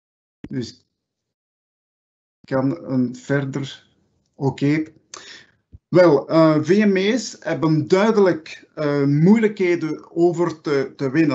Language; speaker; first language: Dutch; non-native, local second language; French